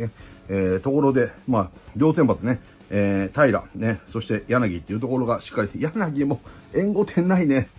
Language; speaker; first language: Japanese; native; Japanese